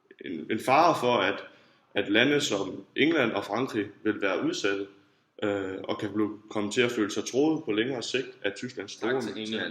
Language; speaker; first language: Danish; native; Danish